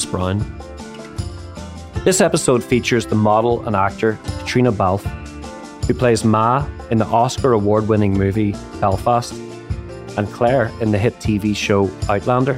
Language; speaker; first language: English; native; English